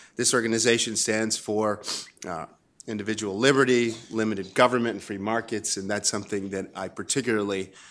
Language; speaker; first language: English; non-native, fluent; Spanish